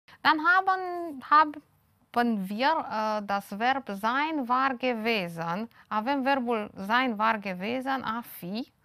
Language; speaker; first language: German; non-native, fluent; Romanian